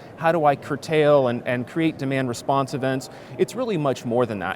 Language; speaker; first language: English; native; English